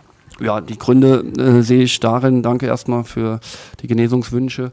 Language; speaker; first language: German; native; German